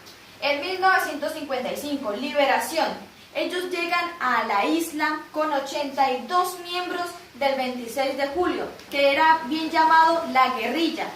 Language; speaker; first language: Spanish; native; Spanish